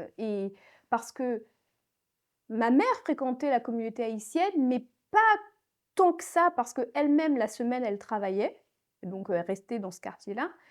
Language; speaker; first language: French; early bilingual, other home language; Haitian Creole